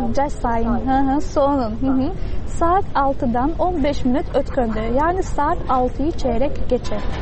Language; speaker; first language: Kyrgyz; non-native, fluent; Turkish